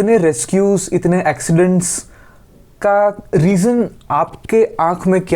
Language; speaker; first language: Hindi; native; Hindi